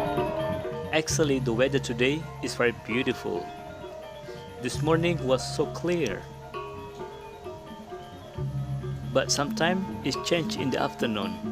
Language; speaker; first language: English; non-native, local second language; Indonesian